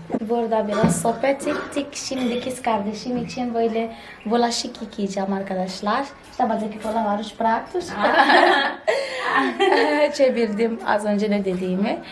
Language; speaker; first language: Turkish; non-native, fluent; Portuguese